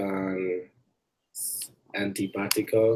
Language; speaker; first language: Spanish; non-native, learner; English